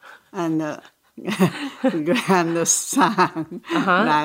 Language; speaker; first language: English; non-native, learner; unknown